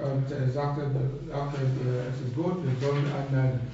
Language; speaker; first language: German; non-native, fluent; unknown